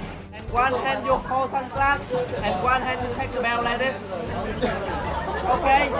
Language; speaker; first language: English; non-native, learner; Vietnamese